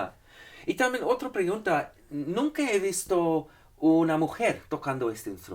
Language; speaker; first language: Spanish; non-native, fluent; English